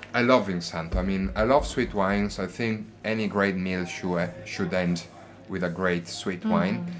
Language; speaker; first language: English; non-native, fluent; Italian